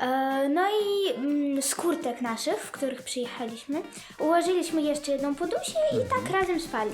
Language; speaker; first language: Polish; early bilingual, other home language; Ukrainian